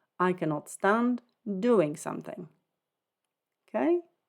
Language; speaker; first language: English; non-native, fluent; Polish